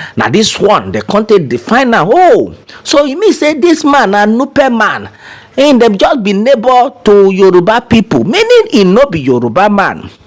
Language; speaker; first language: Nigerian Pidgin; non-native, local second language; Yoruba